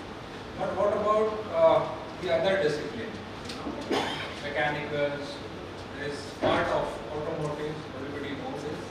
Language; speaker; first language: English; non-native, local second language; Hindi